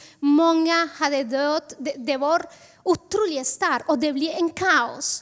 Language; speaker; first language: Swedish; non-native, fluent; Spanish